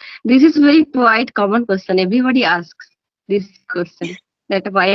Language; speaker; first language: English; non-native, learner; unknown